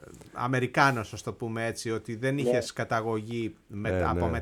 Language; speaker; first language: Greek; native; Greek